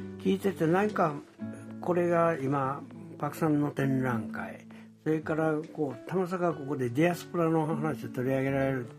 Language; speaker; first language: Japanese; native; Japanese